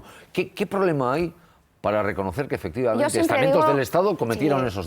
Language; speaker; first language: Spanish; native; Spanish